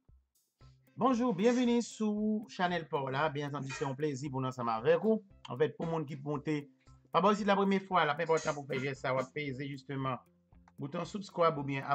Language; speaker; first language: French; non-native, local second language; Haitian Creole